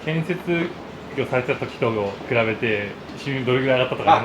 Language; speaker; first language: Japanese; native; Japanese